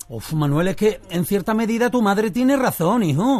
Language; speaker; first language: Spanish; native; Spanish